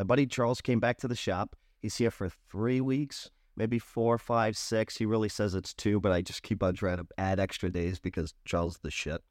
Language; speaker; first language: English; native; English